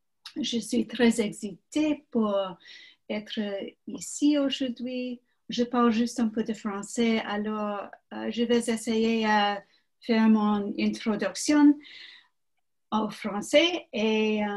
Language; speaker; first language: French; non-native, learner; English